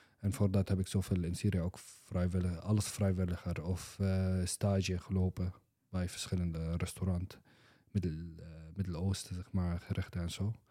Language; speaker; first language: Dutch; non-native, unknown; Arabic